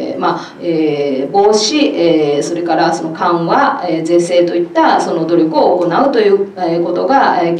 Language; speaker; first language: Japanese; native; Japanese